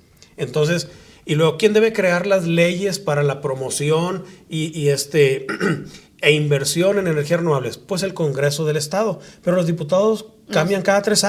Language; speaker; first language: Spanish; native; Spanish